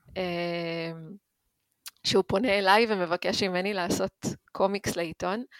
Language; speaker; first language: Hebrew; native; Hebrew